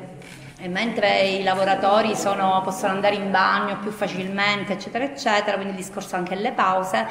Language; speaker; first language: Italian; native; Italian